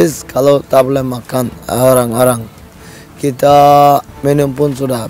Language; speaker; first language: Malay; non-native, learner; Rohingya